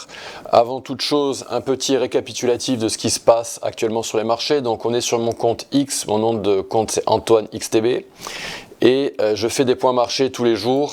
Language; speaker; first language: French; native; French